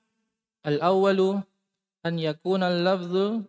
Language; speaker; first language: Arabic; non-native, learner; Indonesian